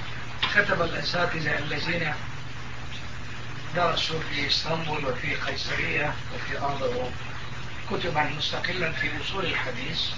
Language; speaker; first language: Arabic; non-native, fluent; Turkish